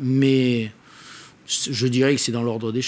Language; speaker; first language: French; native; French